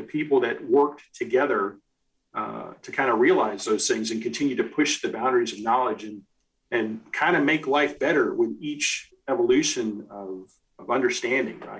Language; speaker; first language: English; native; English